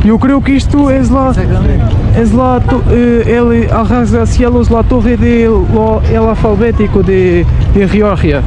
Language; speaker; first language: Spanish; non-native, learner; Portuguese